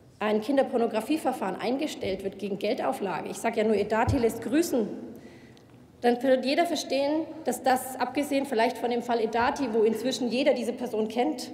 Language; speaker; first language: German; native; German